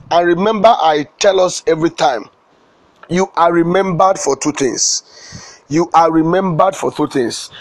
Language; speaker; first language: English; non-native, local second language; Igbo